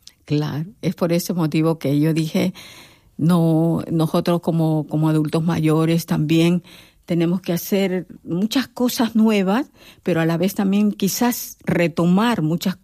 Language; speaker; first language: Spanish; native; Spanish